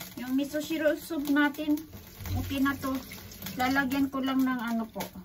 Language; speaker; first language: Filipino; non-native, local second language; Cebuano